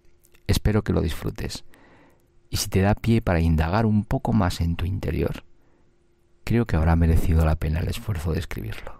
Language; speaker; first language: Spanish; native; Spanish